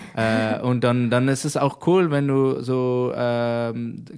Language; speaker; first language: German; non-native, learner; Dutch